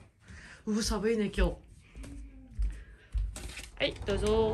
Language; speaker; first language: Japanese; native; Japanese